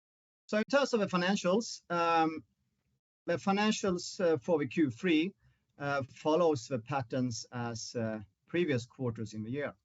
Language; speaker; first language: English; non-native, fluent; Swedish